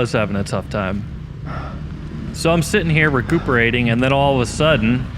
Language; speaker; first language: English; native; English